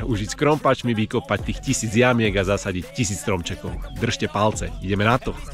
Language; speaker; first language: Slovak; native; Slovak